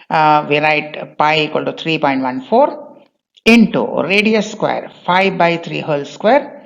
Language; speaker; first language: English; non-native, local second language; Bangla